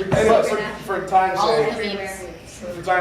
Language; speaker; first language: English; native; English